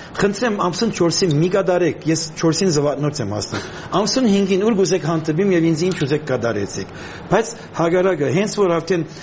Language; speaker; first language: Armenian; native; Armenian